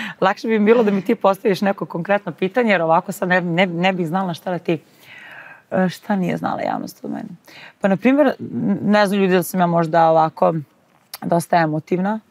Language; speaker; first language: Serbian; native; Serbian